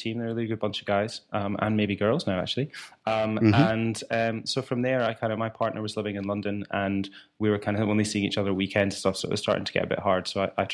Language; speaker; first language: English; native; English